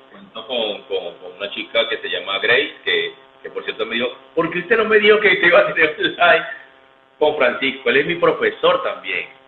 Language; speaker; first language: Spanish; native; Spanish